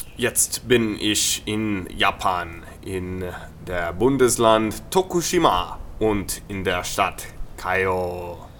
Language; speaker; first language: German; non-native, learner; English